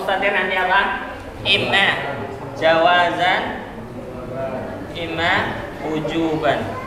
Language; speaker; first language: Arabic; non-native, fluent; Indonesian